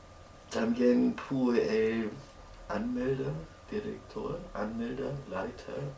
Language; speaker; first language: Spanish; non-native, learner; German